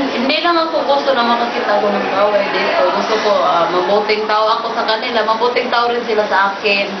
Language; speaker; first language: Filipino; non-native, local second language; Cebuano